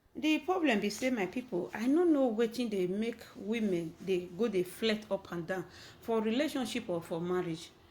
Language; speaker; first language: Nigerian Pidgin; native; Nigerian Pidgin